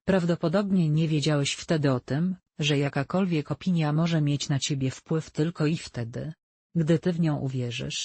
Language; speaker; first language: Polish; native; Polish